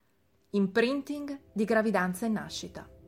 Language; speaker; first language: Italian; native; Italian